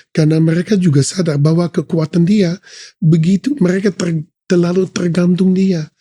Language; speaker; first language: Indonesian; non-native, fluent; Dutch